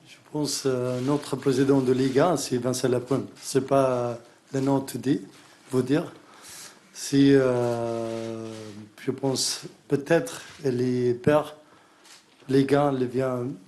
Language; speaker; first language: French; non-native, learner; Arabic